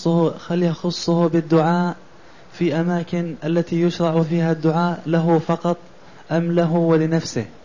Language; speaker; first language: Arabic; native; Arabic